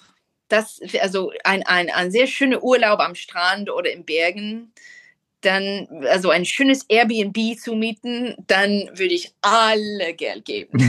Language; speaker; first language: German; non-native, fluent; English